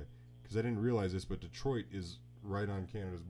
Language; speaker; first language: English; native; English